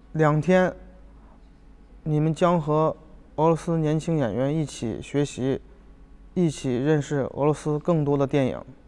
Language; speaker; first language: Chinese; non-native, fluent; Russian